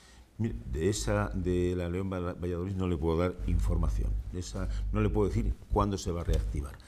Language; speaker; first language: Spanish; native; Spanish